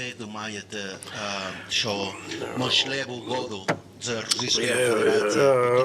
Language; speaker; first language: Ukrainian; non-native, learner; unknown